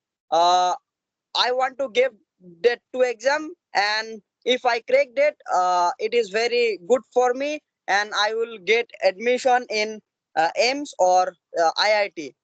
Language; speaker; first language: English; non-native, learner; Assamese